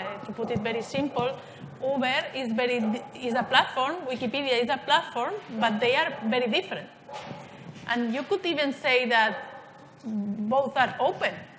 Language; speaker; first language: English; non-native, fluent; Spanish